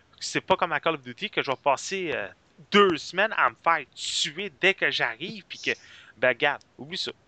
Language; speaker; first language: French; native; French